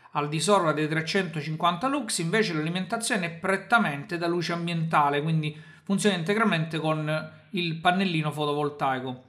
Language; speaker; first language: Italian; native; Italian